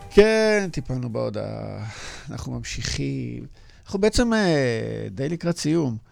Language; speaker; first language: Hebrew; native; Hebrew